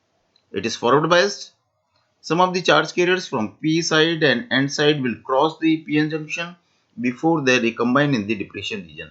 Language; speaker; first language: English; non-native, local second language; Hindi